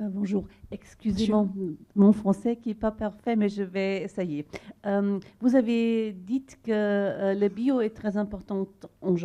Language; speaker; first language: French; non-native, learner; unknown